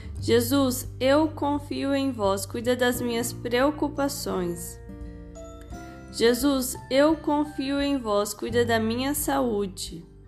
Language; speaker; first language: Portuguese; native; Portuguese